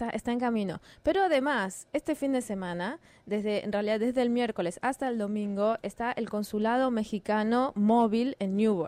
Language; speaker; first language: Spanish; native; Spanish